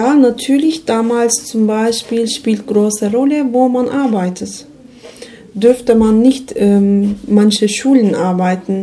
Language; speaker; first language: German; non-native, learner; Turkish